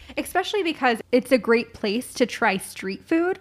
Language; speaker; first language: English; early bilingual, other home language; Filipino